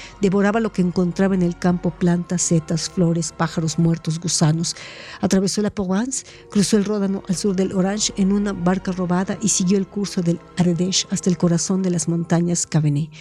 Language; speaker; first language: Spanish; native; Spanish